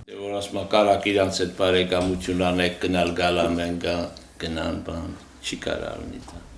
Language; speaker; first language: Armenian; native; Armenian